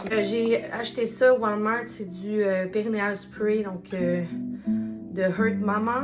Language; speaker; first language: French; native; French